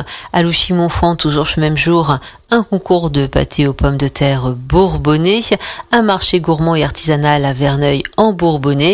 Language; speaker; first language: French; native; French